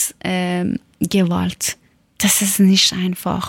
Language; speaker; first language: German; non-native, learner; Persian